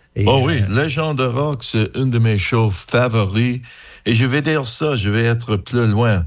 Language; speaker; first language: French; non-native, learner; English